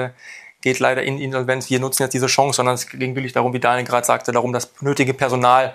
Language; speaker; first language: German; native; German